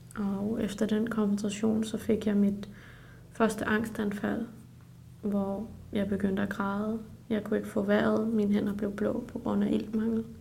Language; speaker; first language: Danish; early bilingual, other home language; Urdu